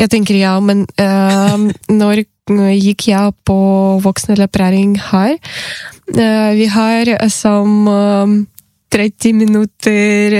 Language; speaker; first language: Norwegian; non-native, learner; Ukrainian